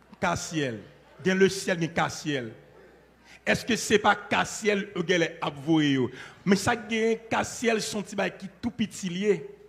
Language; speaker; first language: French; non-native, local second language; Haitian Creole